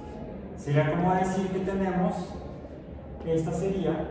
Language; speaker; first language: Spanish; native; Spanish